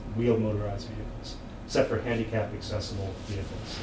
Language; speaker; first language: English; native; English